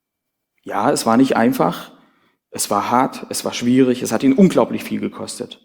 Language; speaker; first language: German; native; German